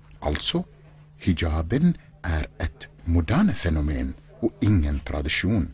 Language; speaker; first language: Norwegian; non-native, fluent; Arabic